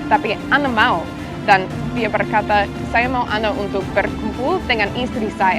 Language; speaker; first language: Indonesian; non-native, fluent; English